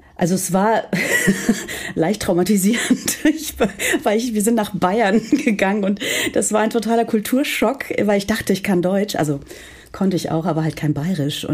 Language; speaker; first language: German; early bilingual, heritage; Portuguese